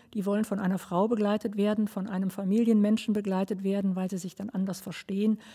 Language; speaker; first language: German; native; German